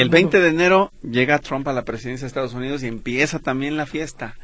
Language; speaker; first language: Spanish; native; Spanish